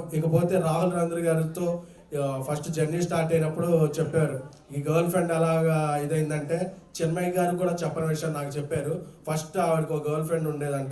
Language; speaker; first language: Telugu; native; Telugu